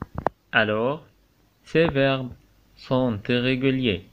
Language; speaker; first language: French; non-native, fluent; Arabic